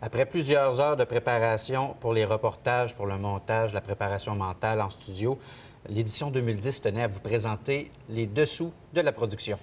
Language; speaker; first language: French; native; French